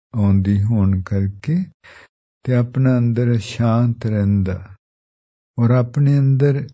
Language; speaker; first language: Punjabi; native; Punjabi